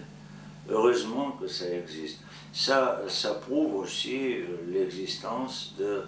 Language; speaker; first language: French; non-native, fluent; Georgian